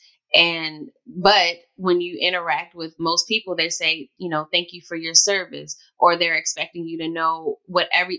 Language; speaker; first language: English; native; English